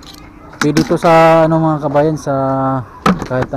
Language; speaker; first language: Filipino; non-native, local second language; Cebuano